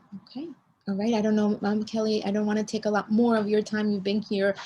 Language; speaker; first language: English; early bilingual, other home language; Spanish